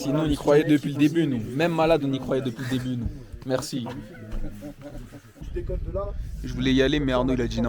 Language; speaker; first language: French; native; French